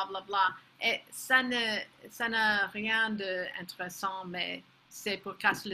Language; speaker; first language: French; non-native, fluent; English